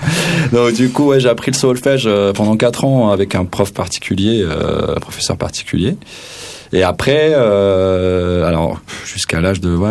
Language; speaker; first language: French; non-native, local second language; Arabic